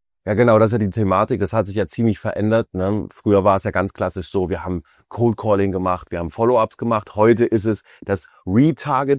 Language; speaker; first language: German; native; German